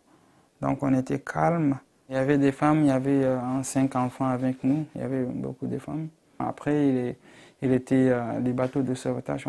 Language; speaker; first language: French; non-native, local second language; Arabic